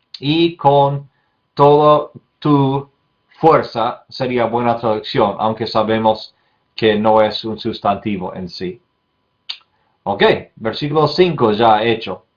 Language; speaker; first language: Spanish; non-native, fluent; English